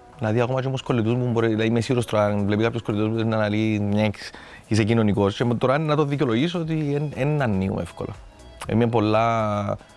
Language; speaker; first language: Greek; native; Greek